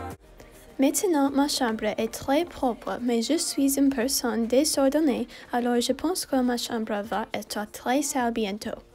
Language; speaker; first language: French; non-native, learner; English